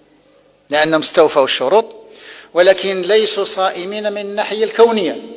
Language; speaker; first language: Arabic; native; Arabic